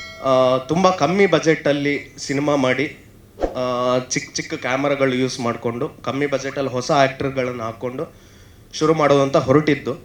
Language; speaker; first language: Kannada; native; Kannada